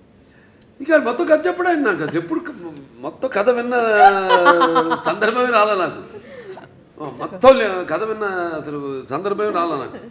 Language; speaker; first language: Telugu; native; Telugu